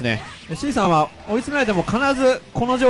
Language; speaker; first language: Japanese; native; Japanese